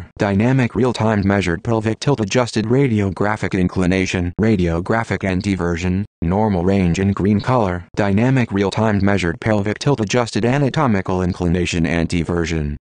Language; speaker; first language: English; non-native, fluent; Greek